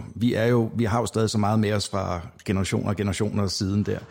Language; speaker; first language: Danish; native; Danish